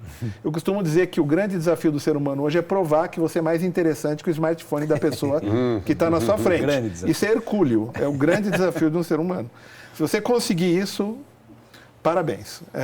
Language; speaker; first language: Portuguese; native; Portuguese